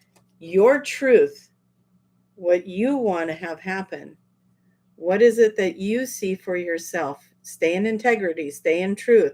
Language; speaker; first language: English; native; English